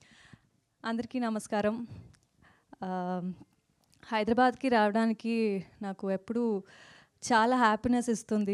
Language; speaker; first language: Telugu; non-native, local second language; Kannada